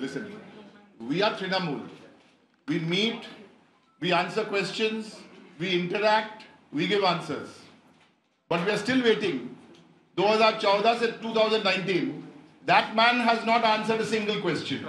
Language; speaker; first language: English; native; English